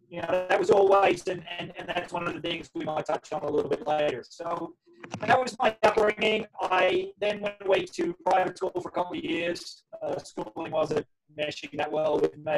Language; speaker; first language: English; native; English